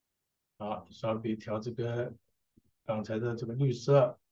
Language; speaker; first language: Chinese; native; Chinese